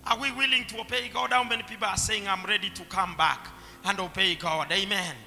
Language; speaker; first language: English; non-native, local second language; Swahili